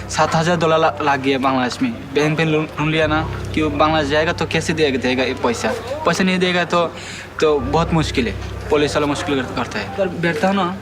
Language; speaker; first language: Hindi; non-native, learner; Bangla